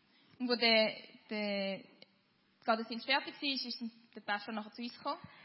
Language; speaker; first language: German; native; German